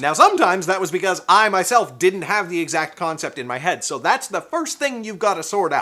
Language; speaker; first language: English; native; English